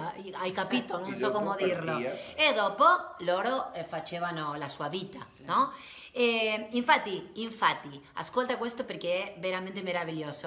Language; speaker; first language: Italian; non-native, learner; Spanish